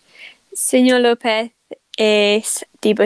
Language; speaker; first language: Spanish; non-native, learner; English